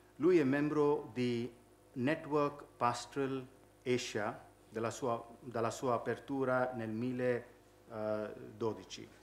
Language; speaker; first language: Italian; non-native, fluent; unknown